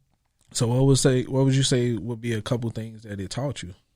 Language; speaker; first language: English; native; English